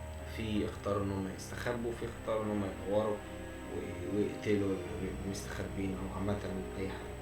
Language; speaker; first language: Arabic; native; Arabic